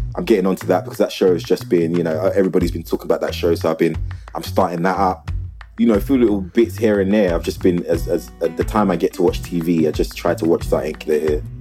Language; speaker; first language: English; native; English